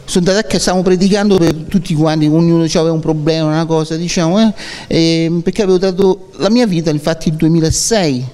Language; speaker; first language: Italian; early bilingual, other home language; English